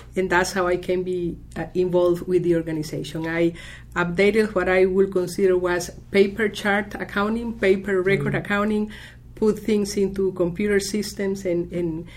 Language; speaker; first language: English; non-native, fluent; Spanish